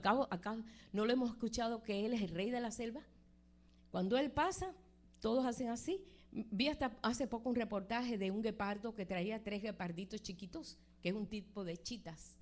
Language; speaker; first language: Spanish; native; Spanish